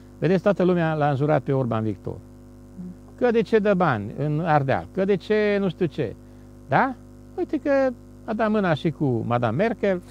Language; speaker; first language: Romanian; non-native, local second language; Hungarian